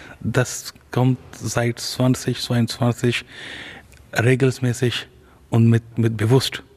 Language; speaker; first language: German; non-native, fluent; Urdu